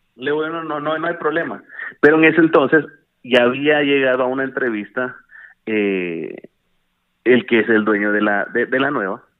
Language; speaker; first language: Spanish; native; Spanish